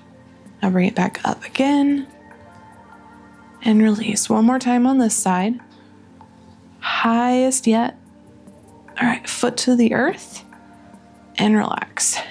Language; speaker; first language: English; native; English